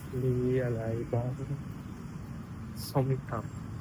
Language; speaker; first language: Thai; non-native, learner; Japanese